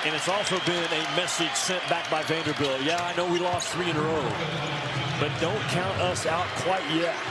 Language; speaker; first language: English; native; English